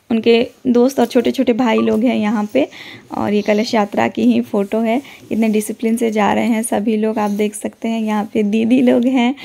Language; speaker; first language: Hindi; non-native, local second language; Odia